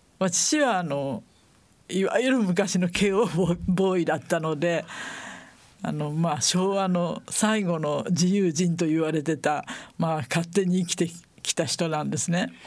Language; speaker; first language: Japanese; native; Japanese